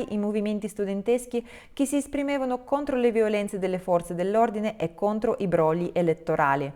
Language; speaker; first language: Italian; non-native, fluent; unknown